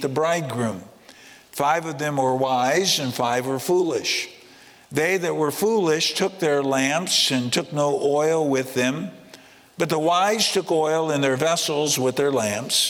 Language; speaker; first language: English; native; English